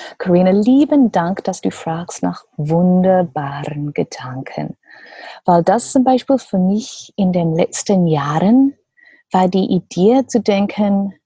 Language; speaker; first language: German; non-native, learner; English